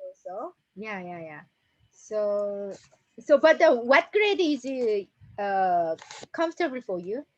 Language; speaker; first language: English; non-native, learner; Korean